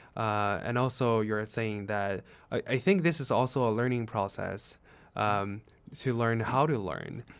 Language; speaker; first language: English; non-native, fluent; Chinese